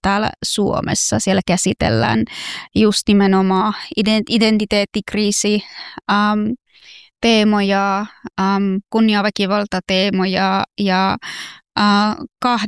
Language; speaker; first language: Finnish; non-native, fluent; Persian